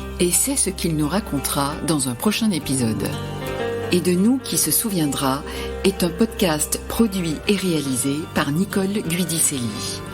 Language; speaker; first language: French; native; French